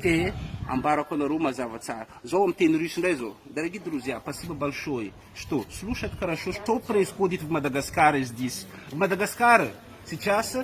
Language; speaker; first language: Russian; non-native, learner; Malagasy